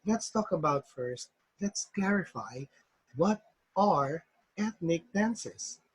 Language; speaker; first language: English; non-native, local second language; Filipino